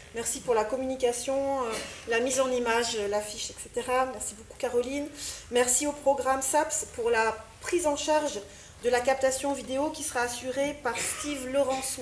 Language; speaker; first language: French; native; French